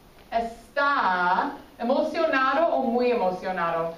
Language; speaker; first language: Spanish; non-native, fluent; English